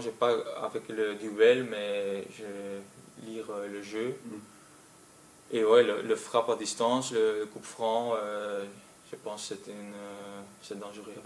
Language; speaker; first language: French; non-native, local second language; Dutch